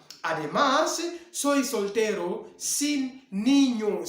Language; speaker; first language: Spanish; non-native, fluent; French